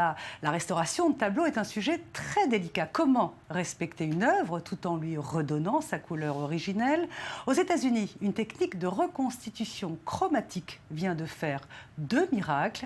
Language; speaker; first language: French; native; French